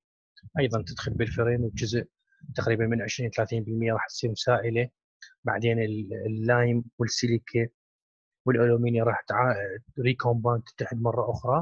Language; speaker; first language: Arabic; native; Arabic